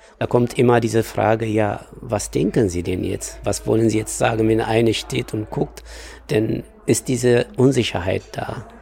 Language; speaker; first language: German; non-native, fluent; Amharic